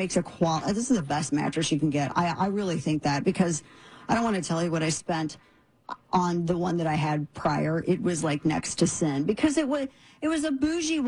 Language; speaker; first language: English; native; English